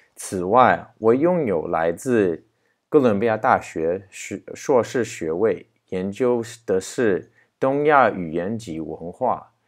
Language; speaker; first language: Chinese; non-native, fluent; English